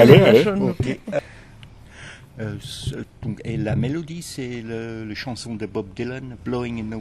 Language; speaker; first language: French; non-native, fluent; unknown